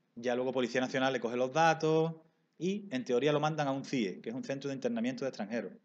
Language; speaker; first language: Spanish; native; Spanish